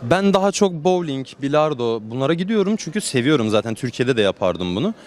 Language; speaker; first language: Turkish; native; Turkish